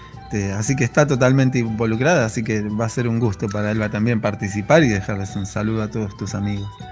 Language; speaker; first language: Spanish; native; Spanish